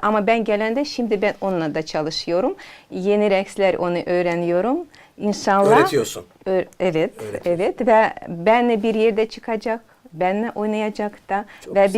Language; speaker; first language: Turkish; non-native, learner; Azerbaijani